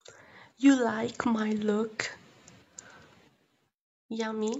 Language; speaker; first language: English; non-native, learner; Italian